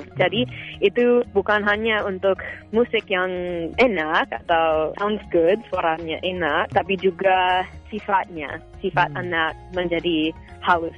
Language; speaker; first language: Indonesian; non-native, fluent; English